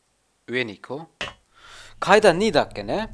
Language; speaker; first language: Japanese; non-native, learner; German